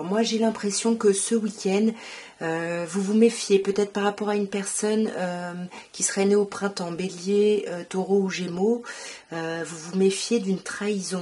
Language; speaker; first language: French; native; French